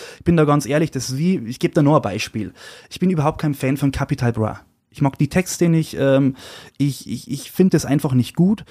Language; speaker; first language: German; native; German